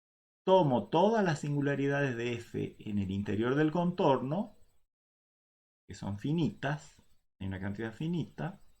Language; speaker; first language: Spanish; native; Spanish